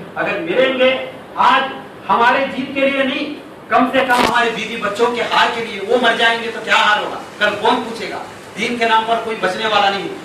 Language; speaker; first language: Urdu; native; Urdu